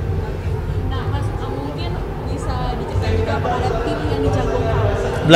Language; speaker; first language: Indonesian; native; Indonesian